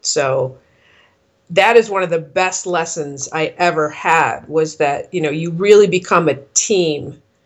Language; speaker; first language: English; native; English